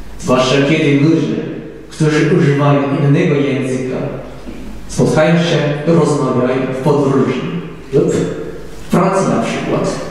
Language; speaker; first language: Polish; non-native, learner; Japanese